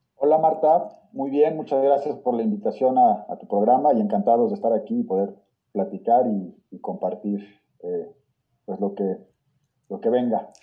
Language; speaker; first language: Spanish; native; Spanish